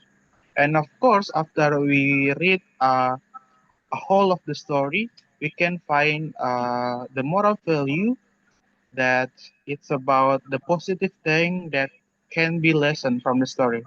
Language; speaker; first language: English; non-native, learner; Indonesian